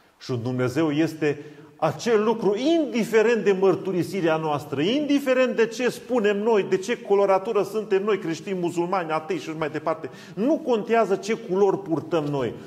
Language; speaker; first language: Romanian; non-native, local second language; Hungarian